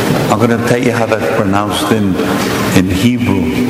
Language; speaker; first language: English; native; English